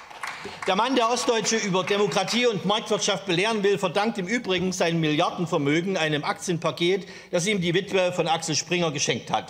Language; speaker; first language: German; native; German